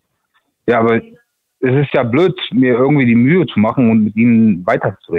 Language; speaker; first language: German; native; German